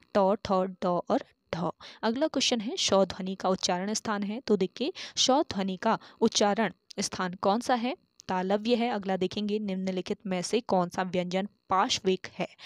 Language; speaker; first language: Hindi; native; Hindi